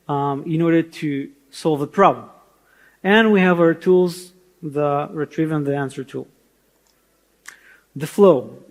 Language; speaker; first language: English; non-native, fluent; Hebrew